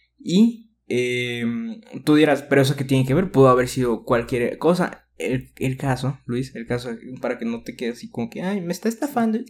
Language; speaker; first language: Spanish; native; Spanish